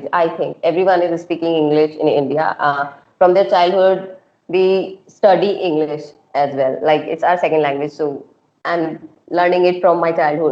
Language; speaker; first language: English; non-native, local second language; Hindi